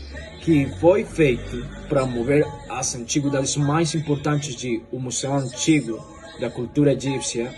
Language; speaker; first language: Portuguese; non-native, fluent; Spanish